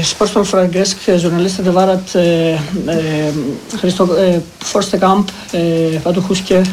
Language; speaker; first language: Norwegian; non-native, learner; Greek